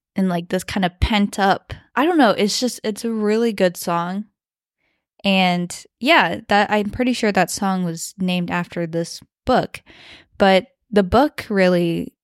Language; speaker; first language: English; early bilingual, other home language; Chinese